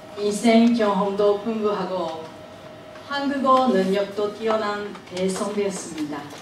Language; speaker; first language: Korean; non-native, fluent; Japanese